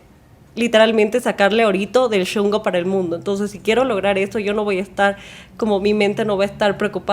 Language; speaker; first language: Spanish; native; Spanish